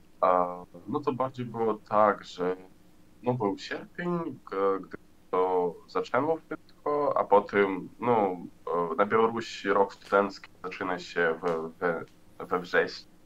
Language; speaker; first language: Polish; non-native, learner; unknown